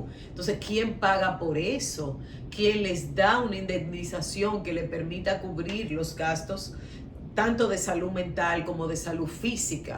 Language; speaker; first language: Spanish; native; Spanish